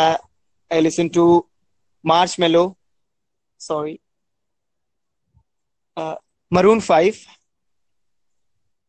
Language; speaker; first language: English; non-native, local second language; Hindi